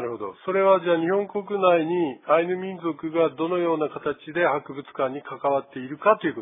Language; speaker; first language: Japanese; native; Japanese